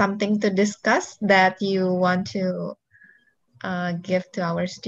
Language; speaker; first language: English; non-native, local second language; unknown